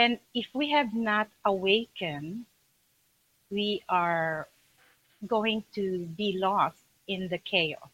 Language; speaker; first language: English; non-native, local second language; Filipino